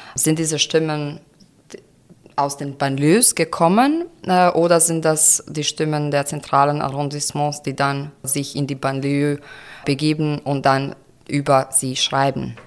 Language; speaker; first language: German; non-native, fluent; Croatian